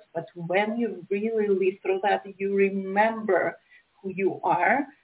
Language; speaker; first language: English; non-native, fluent; Romanian